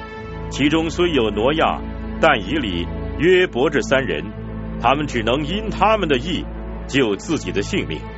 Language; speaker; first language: Chinese; native; Chinese